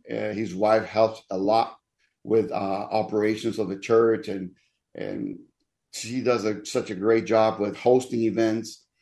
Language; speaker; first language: English; non-native, fluent; Spanish